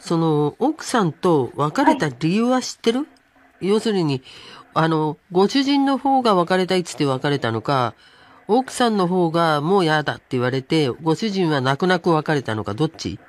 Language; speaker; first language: Japanese; native; Japanese